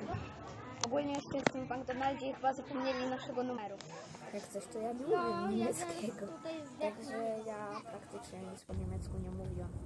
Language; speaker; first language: Polish; native; Polish